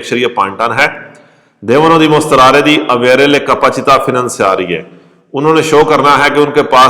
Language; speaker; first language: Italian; non-native, fluent; Urdu